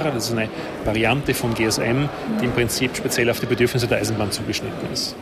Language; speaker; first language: German; native; German